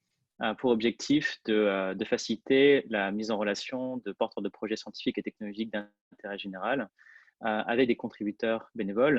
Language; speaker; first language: French; native; French